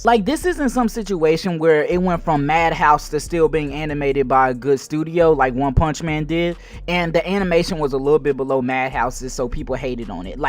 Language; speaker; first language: English; native; English